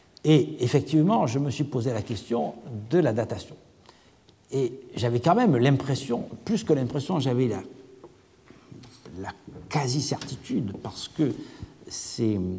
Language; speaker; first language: French; native; French